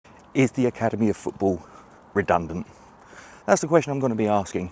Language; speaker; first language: English; native; English